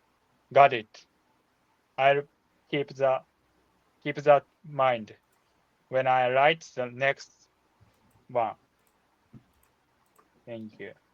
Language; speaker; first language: English; non-native, learner; Japanese